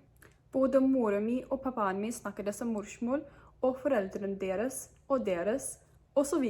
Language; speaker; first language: Swedish; non-native, fluent; Yiddish